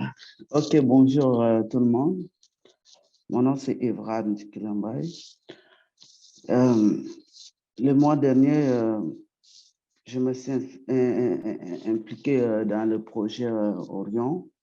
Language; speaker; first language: French; early bilingual, other home language; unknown